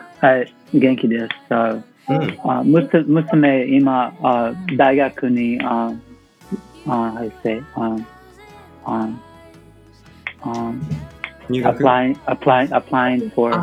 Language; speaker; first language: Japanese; non-native, learner; English